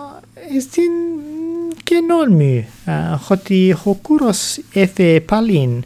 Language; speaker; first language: Greek; non-native, fluent; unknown